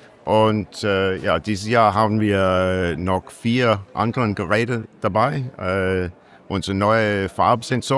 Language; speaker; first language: German; non-native, learner; English